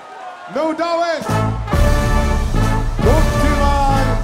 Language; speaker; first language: Dutch; native; Dutch